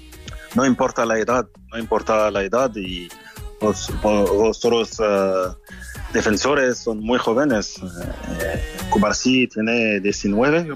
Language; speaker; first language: Spanish; non-native, fluent; French